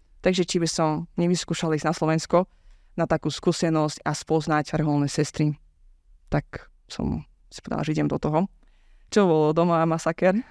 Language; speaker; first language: Slovak; non-native, fluent; Azerbaijani